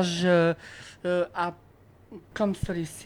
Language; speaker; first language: French; non-native, fluent; Romanian